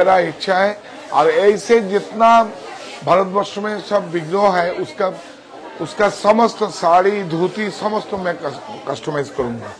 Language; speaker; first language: Hindi; non-native, local second language; Bangla